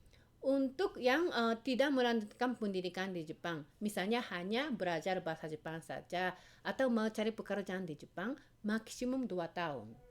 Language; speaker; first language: Indonesian; non-native, fluent; Japanese